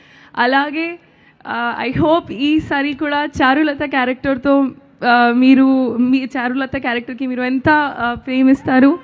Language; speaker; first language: Telugu; non-native, learner; Hindi